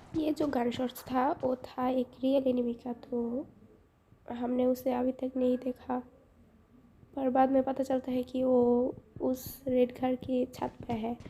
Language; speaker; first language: Hindi; non-native, fluent; Bangla